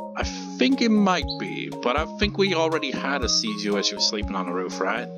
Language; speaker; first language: English; native; English